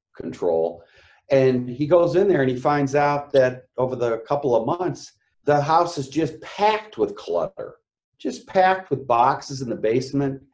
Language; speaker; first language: English; native; English